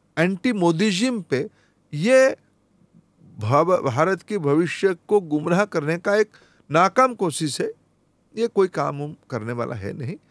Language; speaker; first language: Hindi; non-native, local second language; Odia